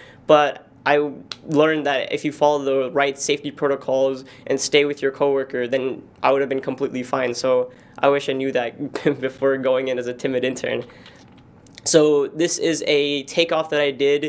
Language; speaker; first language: English; native; English